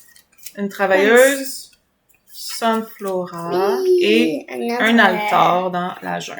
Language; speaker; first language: French; native; French